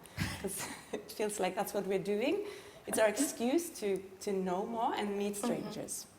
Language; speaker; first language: English; non-native, fluent; Norwegian